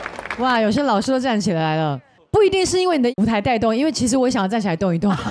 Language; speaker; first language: Chinese; native; Chinese